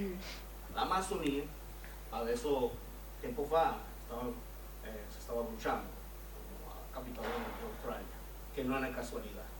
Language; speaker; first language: Italian; non-native, learner; Spanish